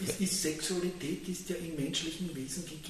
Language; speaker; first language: German; native; German